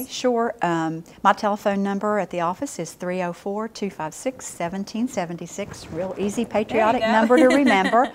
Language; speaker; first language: English; native; English